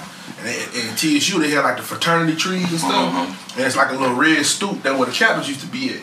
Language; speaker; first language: English; native; English